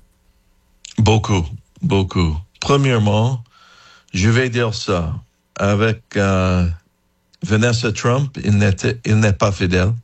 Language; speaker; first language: French; non-native, learner; English